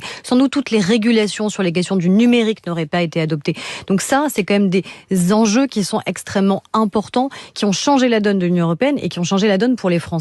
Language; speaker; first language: French; native; French